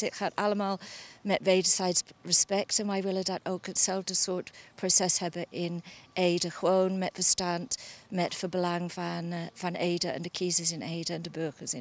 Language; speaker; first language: Dutch; non-native, fluent; English